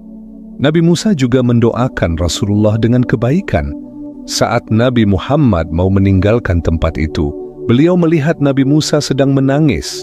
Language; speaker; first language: Indonesian; native; Indonesian